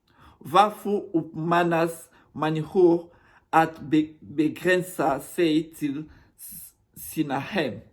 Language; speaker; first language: Swedish; non-native, learner; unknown